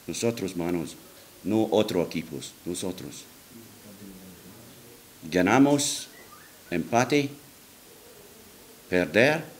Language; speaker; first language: Spanish; non-native, learner; English